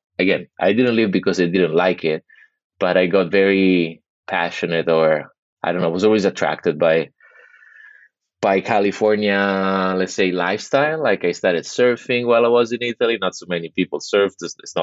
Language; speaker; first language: English; non-native, fluent; Italian